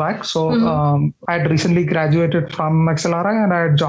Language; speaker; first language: English; non-native, local second language; Malayalam